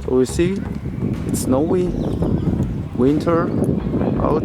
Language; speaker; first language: English; non-native, learner; Kazakh